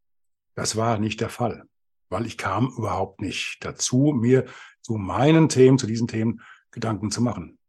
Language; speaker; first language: German; native; German